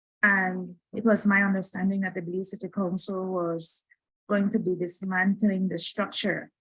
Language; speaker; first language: English; native; English